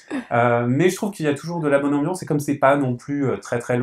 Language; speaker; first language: French; native; French